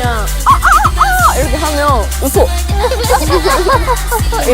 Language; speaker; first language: Korean; non-native, fluent; Japanese